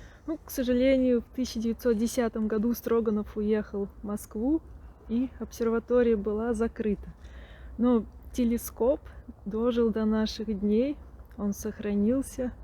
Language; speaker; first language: Russian; native; Russian